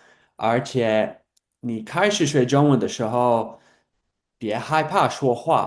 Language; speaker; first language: Chinese; non-native, fluent; English